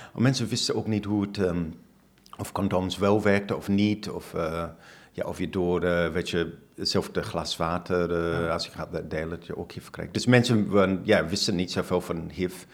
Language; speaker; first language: Dutch; non-native, fluent; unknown